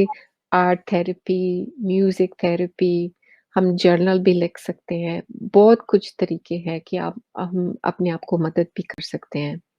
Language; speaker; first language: Hindi; early bilingual, heritage; Hindi